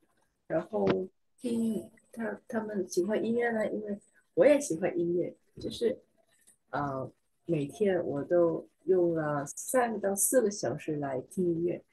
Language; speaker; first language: Chinese; non-native, learner; Vietnamese